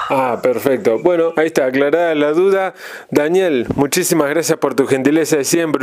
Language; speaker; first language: Spanish; native; Spanish